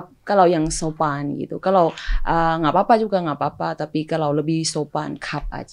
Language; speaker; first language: Indonesian; non-native, fluent; Thai